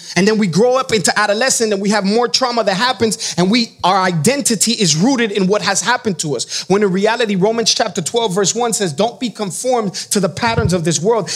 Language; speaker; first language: English; native; English